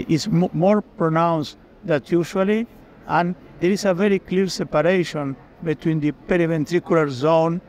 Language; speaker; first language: English; non-native, fluent; Spanish